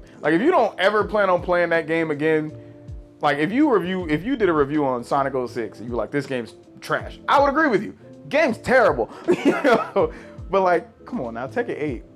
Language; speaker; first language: English; native; English